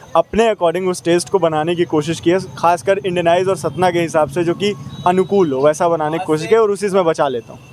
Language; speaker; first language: Hindi; native; Hindi